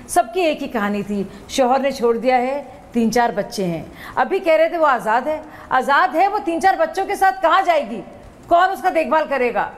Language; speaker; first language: Hindi; native; Hindi